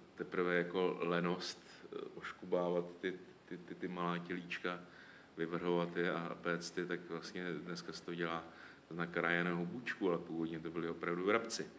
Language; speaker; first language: Czech; native; Czech